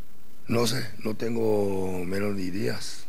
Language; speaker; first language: Spanish; non-native, learner; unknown